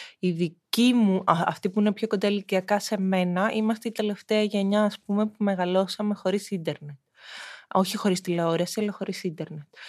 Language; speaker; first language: Greek; early bilingual, heritage; Greek